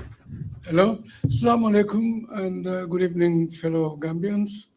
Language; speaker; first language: English; non-native, local second language; Mandingo